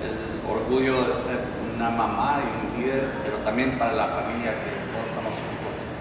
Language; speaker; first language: Spanish; early bilingual, heritage; Spanish